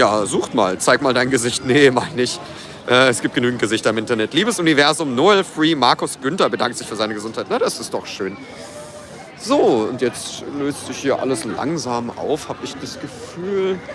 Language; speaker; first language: German; native; German